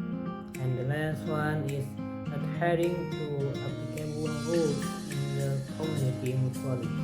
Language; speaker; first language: English; non-native, learner; Indonesian